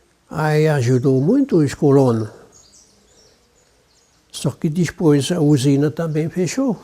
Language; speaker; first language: Portuguese; non-native, local second language; German